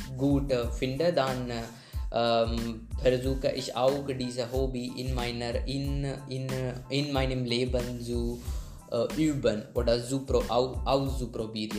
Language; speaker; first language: German; non-native, learner; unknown